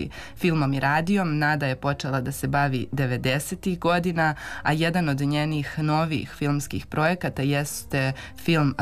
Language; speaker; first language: Serbian; native; Serbian